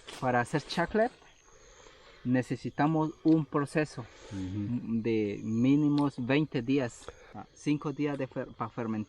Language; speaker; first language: Spanish; non-native, local second language; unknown